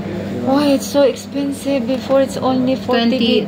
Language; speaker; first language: English; non-native, local second language; Filipino